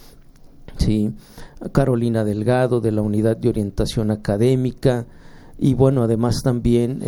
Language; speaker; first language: Spanish; native; Spanish